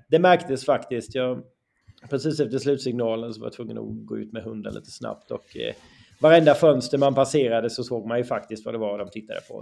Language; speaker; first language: Swedish; native; Swedish